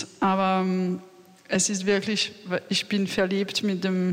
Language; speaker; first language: German; non-native, learner; French